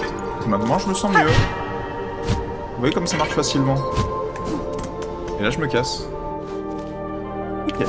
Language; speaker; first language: French; native; French